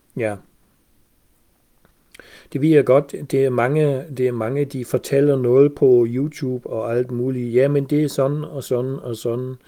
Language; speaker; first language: Danish; non-native, fluent; German